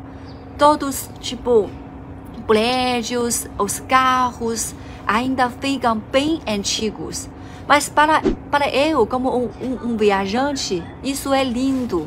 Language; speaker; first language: Portuguese; non-native, fluent; Chinese